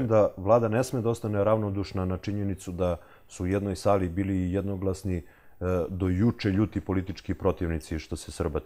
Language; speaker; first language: Serbian; native; Serbian